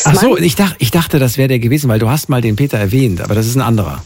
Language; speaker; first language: German; native; German